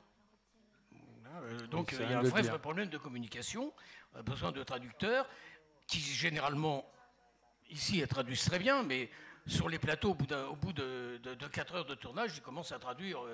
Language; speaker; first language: French; native; French